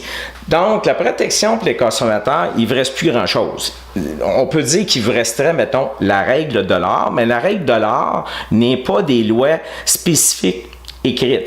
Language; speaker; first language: French; native; French